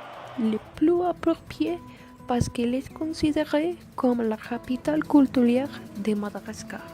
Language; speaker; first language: French; non-native, learner; Spanish